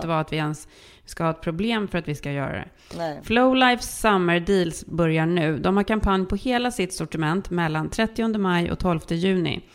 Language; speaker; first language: Swedish; native; Swedish